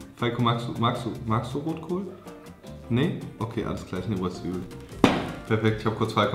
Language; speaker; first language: German; native; German